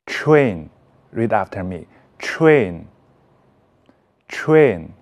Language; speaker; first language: English; non-native, fluent; Chinese